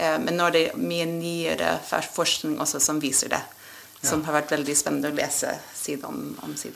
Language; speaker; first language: Norwegian; non-native, fluent; English